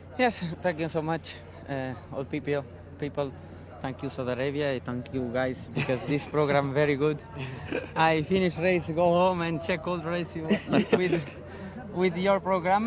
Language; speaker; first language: English; non-native, learner; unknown